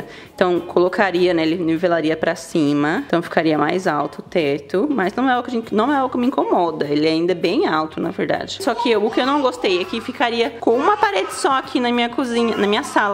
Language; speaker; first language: Portuguese; native; Portuguese